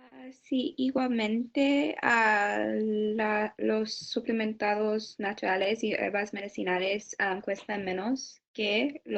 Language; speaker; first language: Spanish; non-native, learner; English